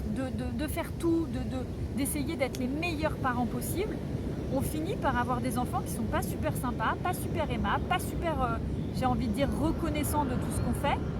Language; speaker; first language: French; native; French